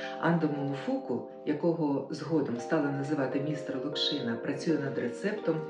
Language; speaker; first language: Ukrainian; native; Ukrainian